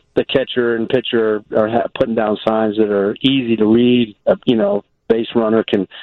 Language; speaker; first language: English; native; English